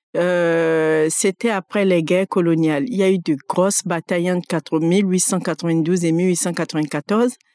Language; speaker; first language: French; non-native, local second language; Fon